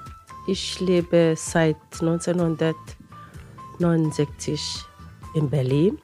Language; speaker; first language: German; non-native, fluent; Arabic